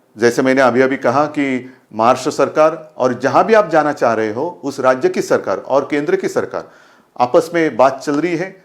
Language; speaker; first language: Hindi; non-native, local second language; Marathi